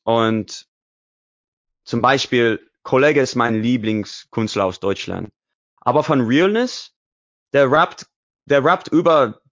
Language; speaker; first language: German; non-native, learner; English